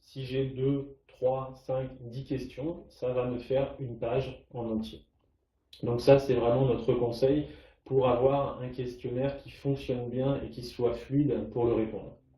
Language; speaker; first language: French; native; French